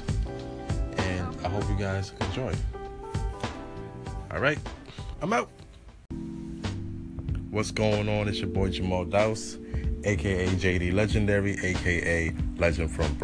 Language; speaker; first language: English; native; English